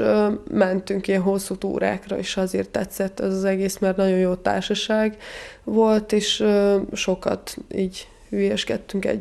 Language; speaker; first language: Hungarian; non-native, fluent; Serbian